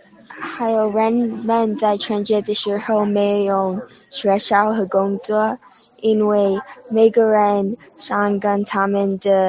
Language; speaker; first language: Chinese; non-native, learner; English